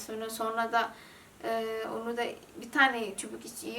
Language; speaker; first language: Turkish; non-native, learner; Indonesian